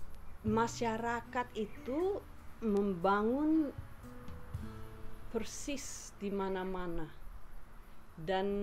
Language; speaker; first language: Indonesian; non-native, fluent; English